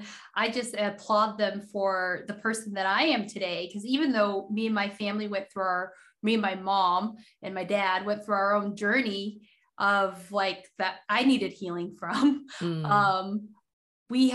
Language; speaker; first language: English; early bilingual, other home language; Haitian Creole